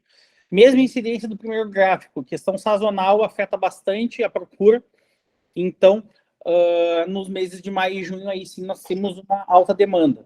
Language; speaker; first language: Portuguese; native; Portuguese